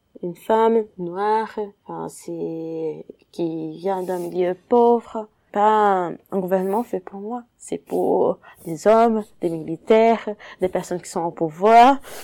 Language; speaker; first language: French; non-native, fluent; Portuguese